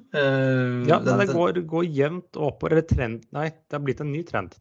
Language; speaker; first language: Norwegian; non-native, fluent; English